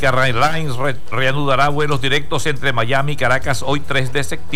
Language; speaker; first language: Spanish; native; Spanish